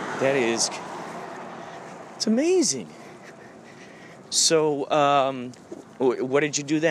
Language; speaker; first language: English; native; English